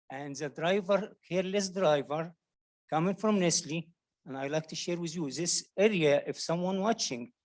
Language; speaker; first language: English; non-native, learner; Arabic